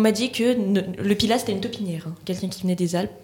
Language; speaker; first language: French; native; French